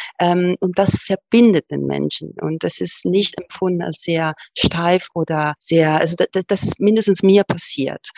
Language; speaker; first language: German; non-native, fluent; Italian